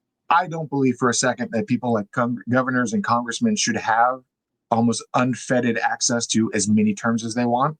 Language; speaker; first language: English; native; English